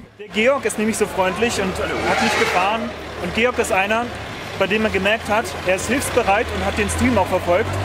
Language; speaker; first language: German; native; German